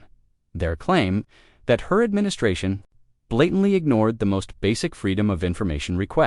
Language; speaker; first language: English; native; English